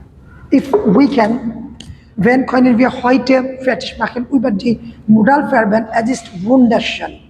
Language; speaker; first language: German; non-native, fluent; Bangla